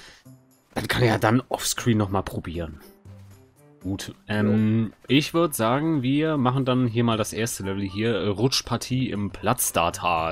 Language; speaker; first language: German; native; German